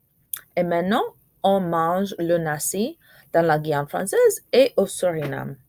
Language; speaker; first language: French; non-native, fluent; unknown